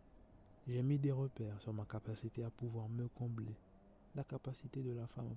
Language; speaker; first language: French; native; French